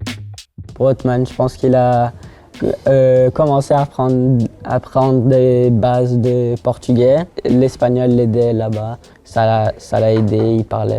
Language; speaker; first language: French; early bilingual, heritage; French